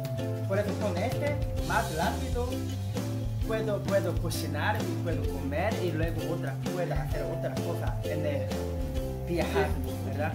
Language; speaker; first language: Spanish; non-native, learner; Korean